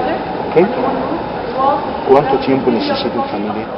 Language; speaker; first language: Spanish; non-native, fluent; Arabic